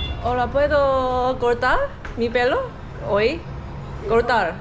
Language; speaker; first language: Spanish; non-native, learner; Korean